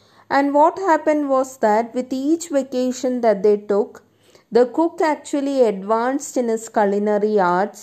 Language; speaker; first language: English; non-native, local second language; Malayalam